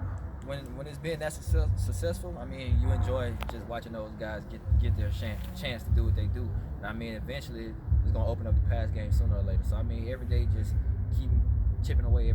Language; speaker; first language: English; native; English